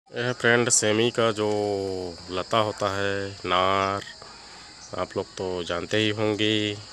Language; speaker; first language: Hindi; native; Hindi